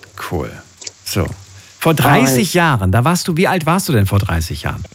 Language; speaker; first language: German; native; German